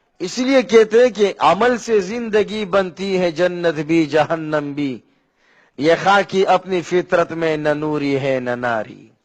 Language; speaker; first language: Urdu; non-native, local second language; Pashto